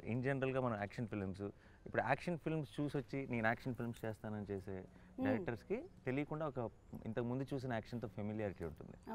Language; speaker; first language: Telugu; native; Telugu